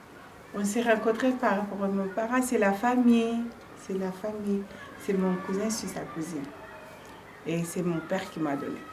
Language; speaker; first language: French; early bilingual, other home language; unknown